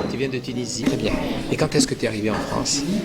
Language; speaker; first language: French; native; French